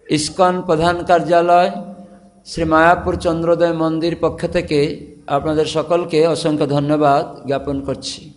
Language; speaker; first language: Bangla; non-native, fluent; Odia